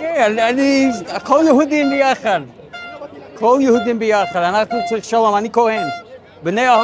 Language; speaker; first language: Hebrew; non-native, learner; English